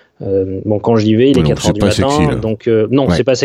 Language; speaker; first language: French; native; French